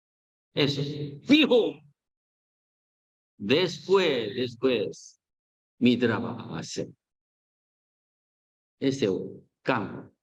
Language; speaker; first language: Spanish; non-native, learner; Korean